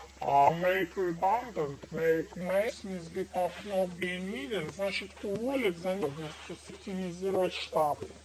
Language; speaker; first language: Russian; non-native, learner; English